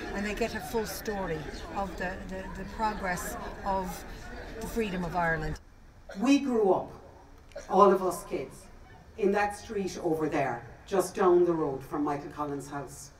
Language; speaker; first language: English; native; English